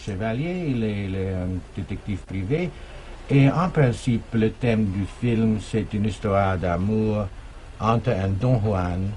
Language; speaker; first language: French; non-native, fluent; German